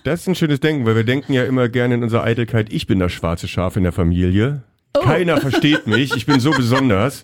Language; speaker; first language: German; native; German